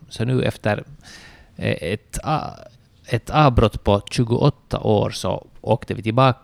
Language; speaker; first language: Swedish; native; Swedish